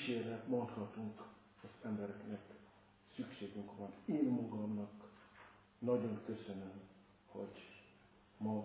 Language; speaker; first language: Hungarian; non-native, fluent; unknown